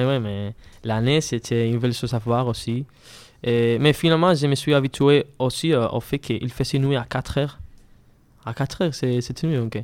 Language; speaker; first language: French; non-native, learner; Spanish